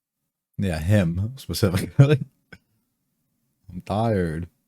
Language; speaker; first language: English; native; English